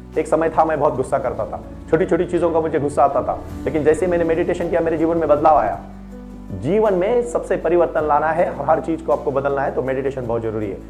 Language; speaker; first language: Hindi; non-native, local second language; Marathi